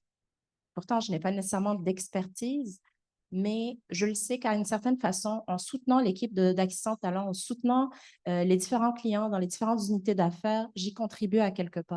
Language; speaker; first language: French; native; French